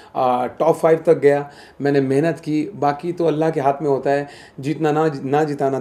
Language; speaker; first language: Hindi; native; Hindi